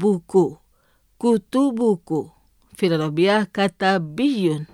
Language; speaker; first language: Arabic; non-native, fluent; Indonesian